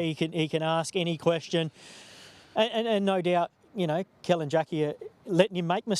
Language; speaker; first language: English; native; English